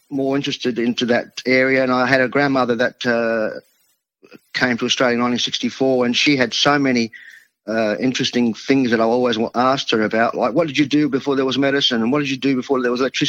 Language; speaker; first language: English; non-native, local second language; Italian